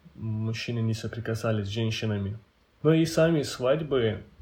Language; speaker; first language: Russian; non-native, local second language; Avaric